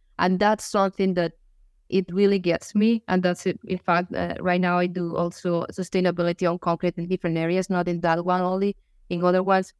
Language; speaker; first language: English; non-native, fluent; Galician